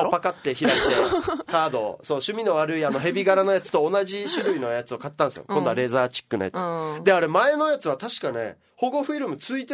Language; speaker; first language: Japanese; native; Japanese